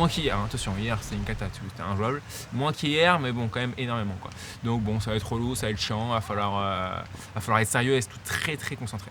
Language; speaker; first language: French; native; French